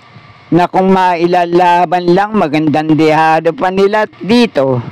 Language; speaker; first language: Filipino; native; Filipino